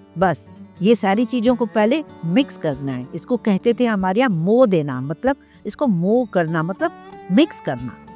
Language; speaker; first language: Hindi; non-native, local second language; Sindhi